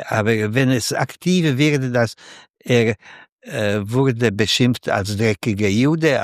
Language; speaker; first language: German; non-native, fluent; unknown